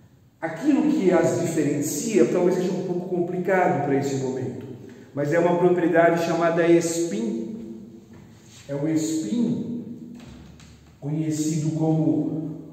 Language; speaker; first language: Portuguese; native; Portuguese